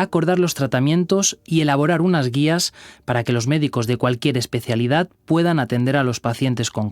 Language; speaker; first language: Spanish; native; Spanish